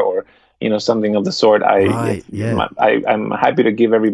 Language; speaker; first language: English; non-native, fluent; Spanish